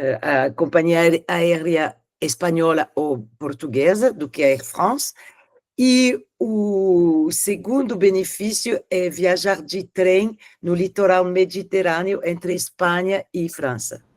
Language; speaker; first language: Portuguese; non-native, fluent; French